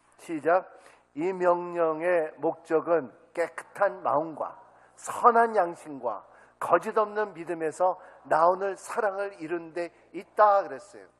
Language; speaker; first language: Korean; native; Korean